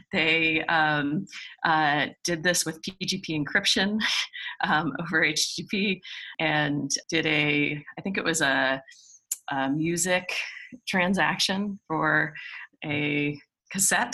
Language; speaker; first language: English; native; English